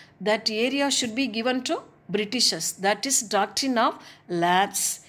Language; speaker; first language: English; non-native, local second language; Tamil